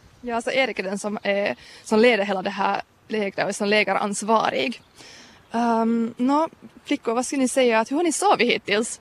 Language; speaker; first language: Swedish; native; Swedish